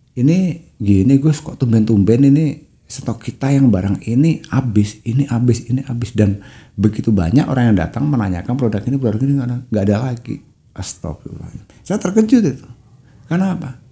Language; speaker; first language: Indonesian; non-native, local second language; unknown